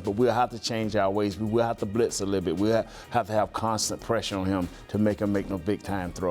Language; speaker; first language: English; native; English